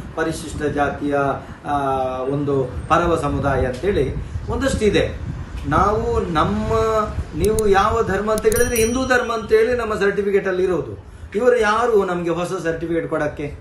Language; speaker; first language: Kannada; non-native, local second language; Tulu